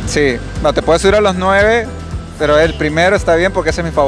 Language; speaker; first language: Spanish; native; Spanish